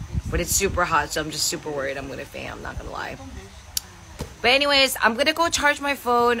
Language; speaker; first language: English; native; English